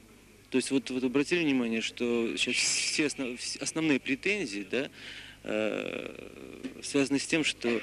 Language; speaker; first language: Russian; native; Russian